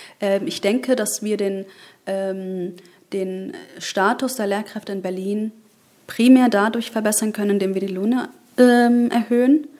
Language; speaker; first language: German; early bilingual, other home language; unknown